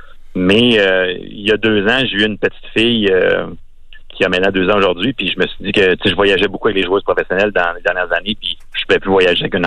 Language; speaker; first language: French; native; French